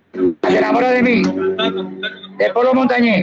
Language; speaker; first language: Spanish; native; Spanish